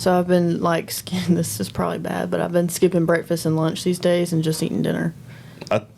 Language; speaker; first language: English; native; English